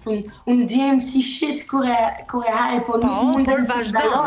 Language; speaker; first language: Albanian; early bilingual, heritage; Albanian